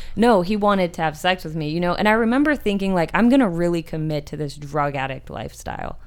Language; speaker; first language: English; native; English